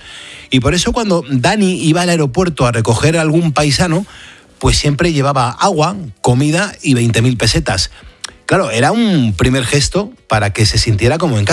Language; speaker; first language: Spanish; native; Spanish